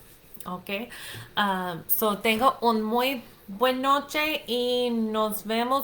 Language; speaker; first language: Spanish; non-native, fluent; English